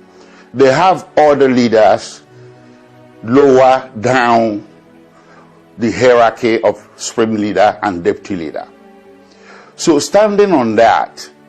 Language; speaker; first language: English; non-native, local second language; Igbo